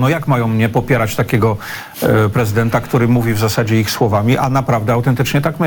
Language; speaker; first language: Polish; native; Polish